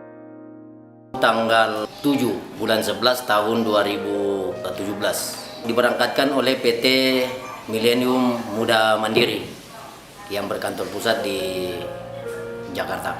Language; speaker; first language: Indonesian; non-native, local second language; Buginese